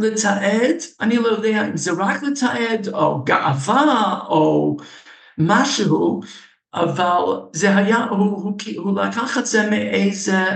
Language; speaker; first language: Hebrew; non-native, fluent; English